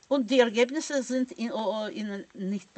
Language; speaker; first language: German; non-native, fluent; Russian